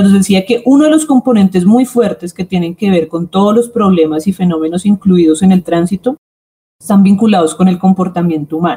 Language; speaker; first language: Spanish; native; Spanish